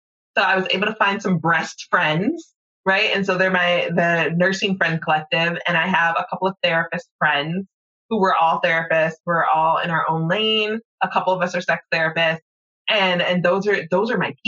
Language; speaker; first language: English; native; English